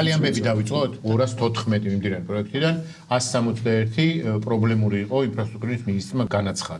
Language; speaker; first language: Georgian; native; Georgian